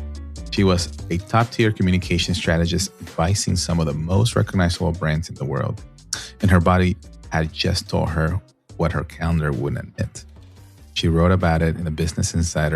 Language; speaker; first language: English; non-native, fluent; Spanish